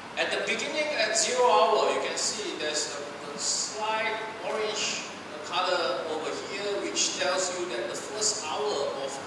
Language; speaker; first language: English; non-native, local second language; Chinese